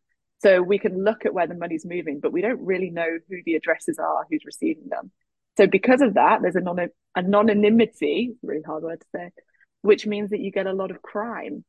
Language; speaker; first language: English; native; English